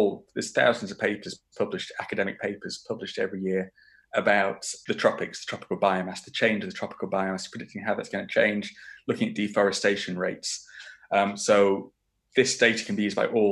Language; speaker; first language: English; native; English